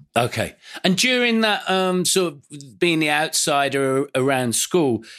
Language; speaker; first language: English; native; English